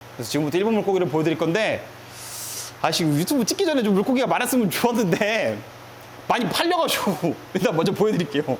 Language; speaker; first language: Korean; native; Korean